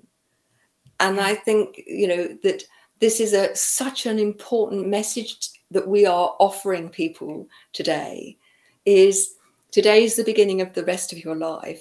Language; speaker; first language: English; native; English